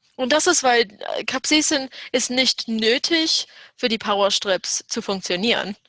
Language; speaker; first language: German; non-native, fluent; English